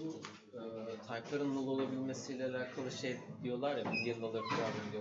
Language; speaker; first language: Turkish; native; Turkish